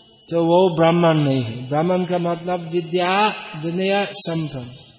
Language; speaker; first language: Hindi; non-native, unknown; English